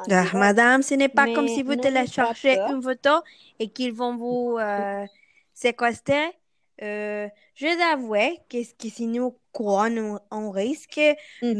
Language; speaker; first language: French; non-native, learner; Spanish